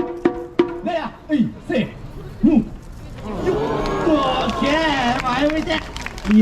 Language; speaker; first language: Japanese; native; Japanese